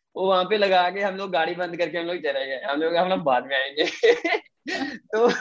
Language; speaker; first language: Hindi; non-native, local second language; Punjabi